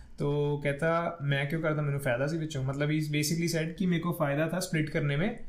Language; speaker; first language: Hindi; non-native, local second language; Punjabi